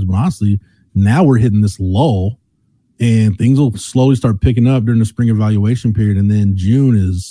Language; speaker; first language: English; native; English